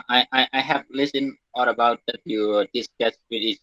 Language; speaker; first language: English; non-native, learner; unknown